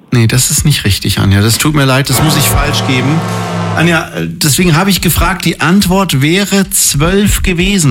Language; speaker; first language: German; native; German